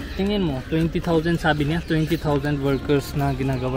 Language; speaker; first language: Filipino; non-native, learner; Hindi